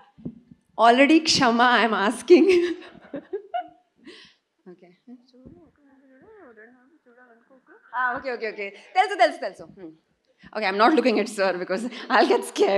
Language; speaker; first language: Telugu; non-native, learner; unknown